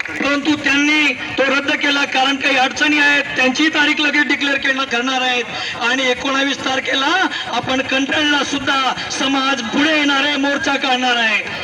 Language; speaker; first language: Marathi; non-native, local second language; Lambadi